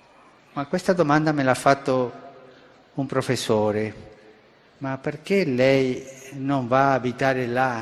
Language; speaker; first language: Italian; non-native, fluent; Spanish